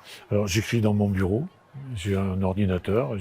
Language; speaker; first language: French; native; French